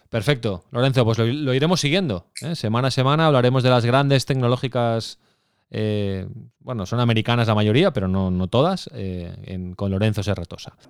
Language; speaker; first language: Spanish; native; Spanish